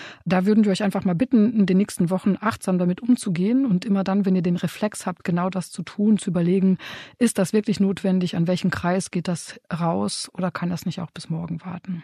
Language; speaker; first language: German; native; German